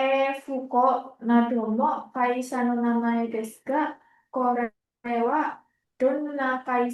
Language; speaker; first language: Japanese; non-native, learner; Indonesian